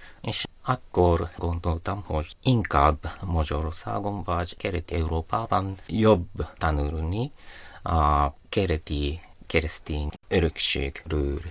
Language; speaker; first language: Hungarian; non-native, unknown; Japanese